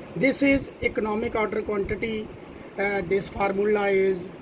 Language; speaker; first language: English; non-native, local second language; Punjabi